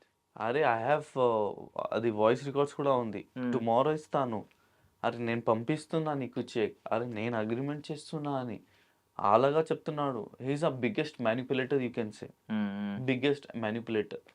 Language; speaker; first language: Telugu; non-native, local second language; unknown